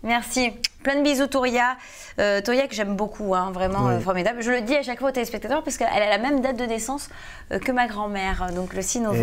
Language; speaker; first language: French; native; French